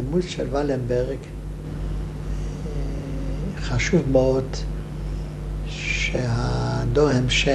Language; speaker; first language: Hebrew; non-native, fluent; Hungarian